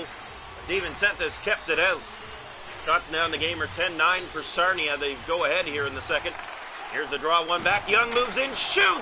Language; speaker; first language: English; native; English